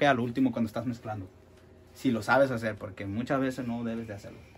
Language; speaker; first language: Spanish; native; Spanish